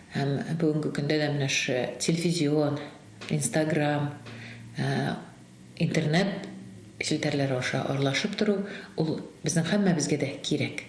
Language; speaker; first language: Tatar; non-native, local second language; Russian